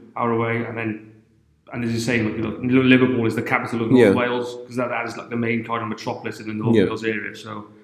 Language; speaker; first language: English; native; English